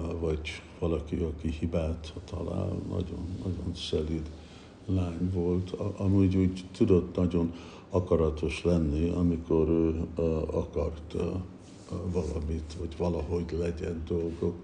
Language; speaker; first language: Hungarian; early bilingual, heritage; Hungarian